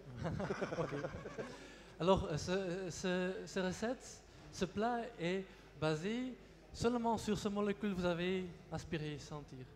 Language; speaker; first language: French; non-native, local second language; Dutch